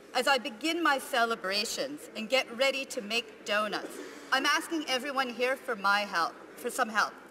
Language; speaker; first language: English; native; English